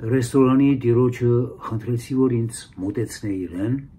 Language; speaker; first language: Armenian; early bilingual, heritage; Arabic